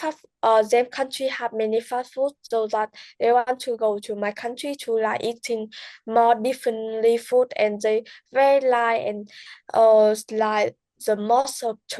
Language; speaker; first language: English; non-native, learner; Vietnamese